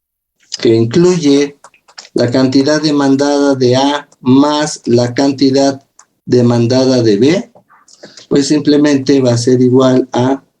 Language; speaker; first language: Spanish; native; Spanish